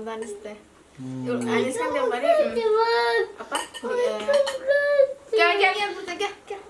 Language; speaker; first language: Turkish; non-native, learner; Indonesian